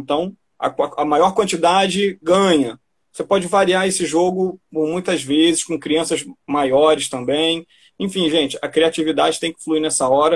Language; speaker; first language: Portuguese; native; Portuguese